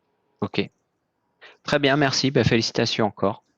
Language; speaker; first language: French; native; French